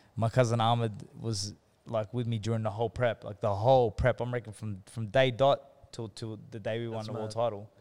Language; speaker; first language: English; native; English